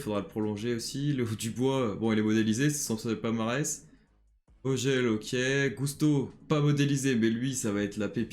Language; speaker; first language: French; native; French